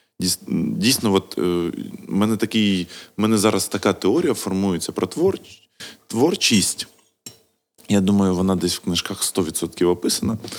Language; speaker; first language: Ukrainian; non-native, local second language; Russian